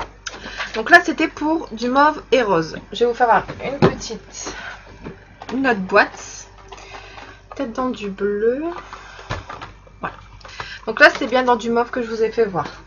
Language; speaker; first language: French; native; French